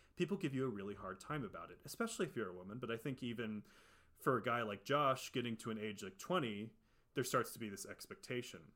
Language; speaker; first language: English; native; English